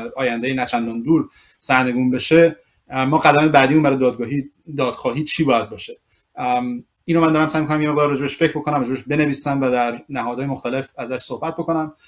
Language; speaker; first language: Persian; early bilingual, other home language; English